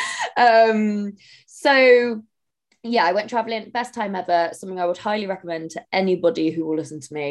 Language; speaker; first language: English; native; English